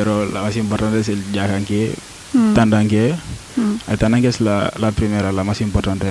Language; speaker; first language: Spanish; non-native, learner; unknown